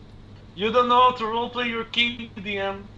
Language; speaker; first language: English; native; English